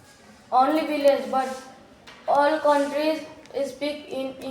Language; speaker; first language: English; non-native, learner; Hindi